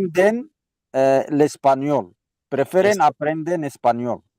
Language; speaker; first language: Spanish; non-native, learner; Arabic